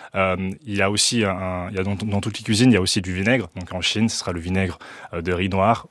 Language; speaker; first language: French; early bilingual, other home language; Chinese